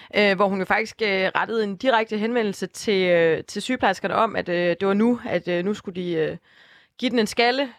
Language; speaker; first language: Danish; native; Danish